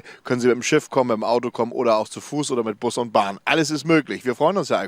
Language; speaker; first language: German; native; German